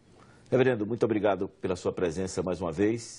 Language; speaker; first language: Portuguese; native; Portuguese